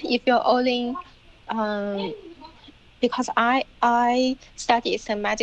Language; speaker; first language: English; non-native, learner; Chinese